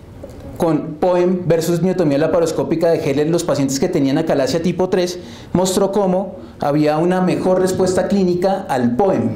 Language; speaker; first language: Spanish; native; Spanish